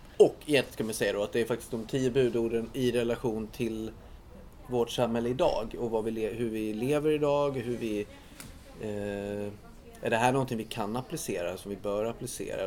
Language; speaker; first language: Swedish; native; Swedish